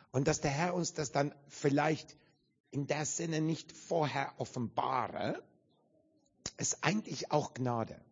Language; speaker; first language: German; non-native, learner; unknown